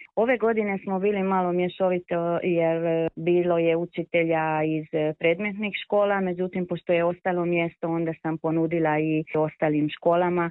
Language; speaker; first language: Croatian; early bilingual, heritage; Croatian